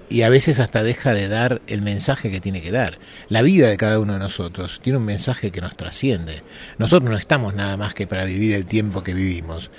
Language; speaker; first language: Spanish; native; Spanish